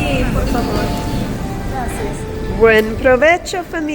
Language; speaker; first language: Spanish; non-native, learner; English